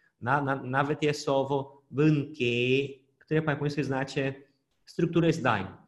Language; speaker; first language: Polish; non-native, fluent; Portuguese